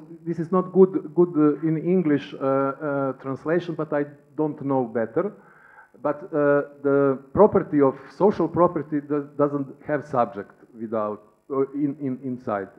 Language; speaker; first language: English; non-native, learner; Serbian